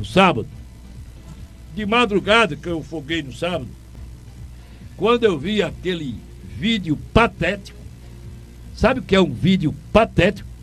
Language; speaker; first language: Portuguese; native; Portuguese